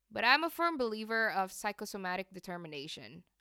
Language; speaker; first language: English; non-native, fluent; Indonesian